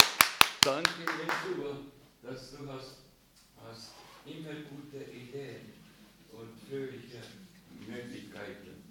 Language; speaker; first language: German; non-native, fluent; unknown